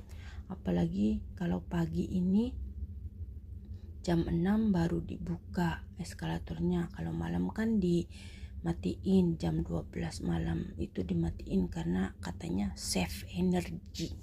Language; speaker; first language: Indonesian; native; Indonesian